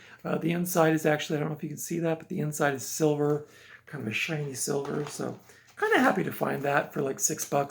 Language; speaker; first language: English; native; English